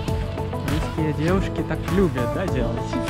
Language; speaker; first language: Russian; non-native, learner; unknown